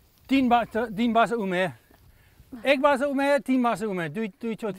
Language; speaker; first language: Nepali; non-native, learner; English